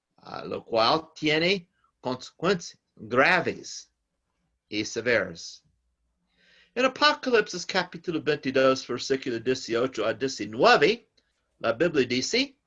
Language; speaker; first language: Spanish; non-native, learner; English